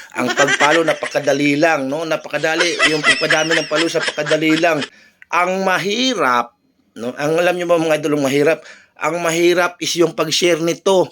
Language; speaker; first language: Filipino; native; Filipino